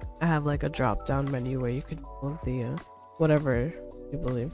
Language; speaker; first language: English; native; English